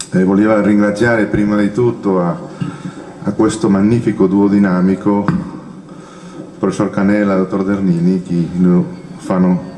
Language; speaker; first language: Italian; non-native, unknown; Catalan